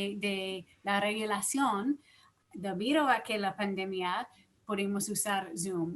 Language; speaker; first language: Spanish; non-native, fluent; English